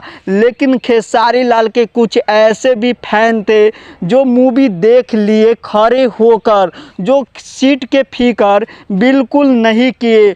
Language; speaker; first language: Hindi; non-native, local second language; Bhojpuri